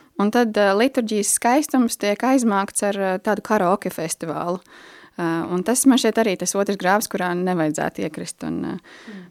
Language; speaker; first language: Latvian; native; Latvian